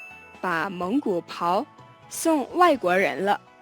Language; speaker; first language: Chinese; non-native, learner; Mongolian